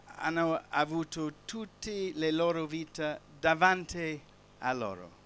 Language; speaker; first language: Italian; non-native, fluent; English